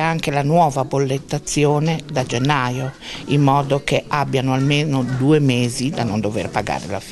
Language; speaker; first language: Italian; native; Italian